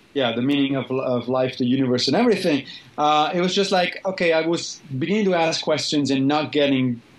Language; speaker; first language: English; non-native, fluent; Italian